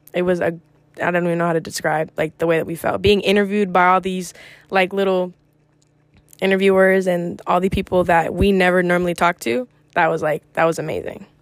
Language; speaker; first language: English; early bilingual, other home language; Greek